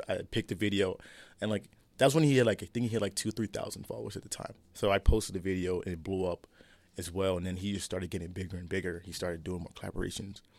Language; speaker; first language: English; early bilingual, other home language; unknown